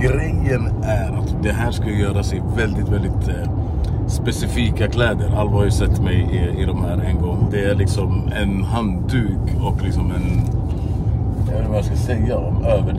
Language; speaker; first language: Swedish; native; Swedish